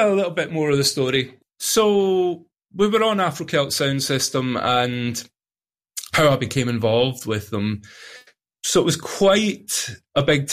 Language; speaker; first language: English; native; English